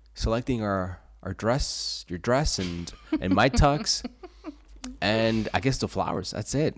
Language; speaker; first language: English; early bilingual, other home language; Spanish